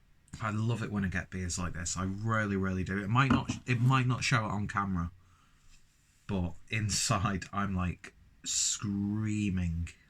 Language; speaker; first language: English; native; English